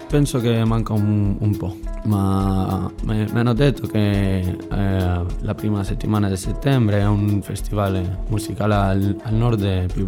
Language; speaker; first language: Italian; non-native, learner; Spanish